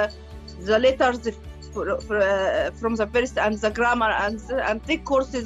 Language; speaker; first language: English; non-native, learner; Arabic